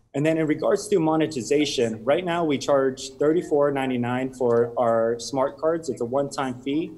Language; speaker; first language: English; native; English